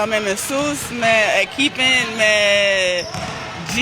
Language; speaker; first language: Albanian; non-native, learner; English